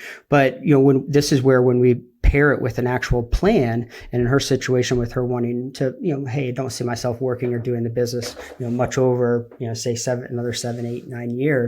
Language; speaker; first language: English; native; English